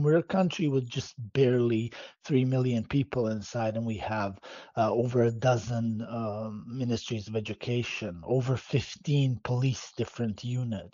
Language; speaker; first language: English; non-native, fluent; Bosnian